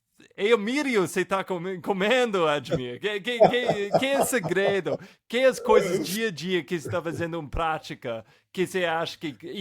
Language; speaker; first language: Portuguese; non-native, fluent; English